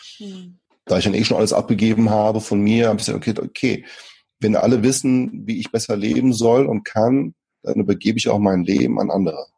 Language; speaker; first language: German; early bilingual, other home language; Portuguese